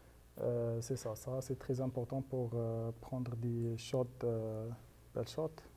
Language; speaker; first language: French; non-native, fluent; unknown